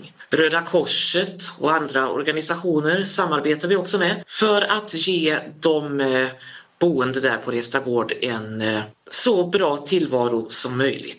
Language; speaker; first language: Swedish; native; Swedish